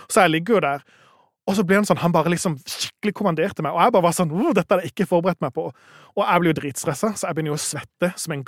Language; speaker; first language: Norwegian; native; Norwegian